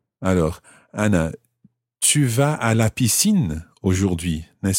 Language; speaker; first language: French; non-native, fluent; English